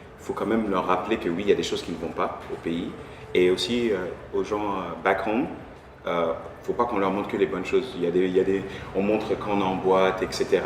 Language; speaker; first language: French; early bilingual, heritage; French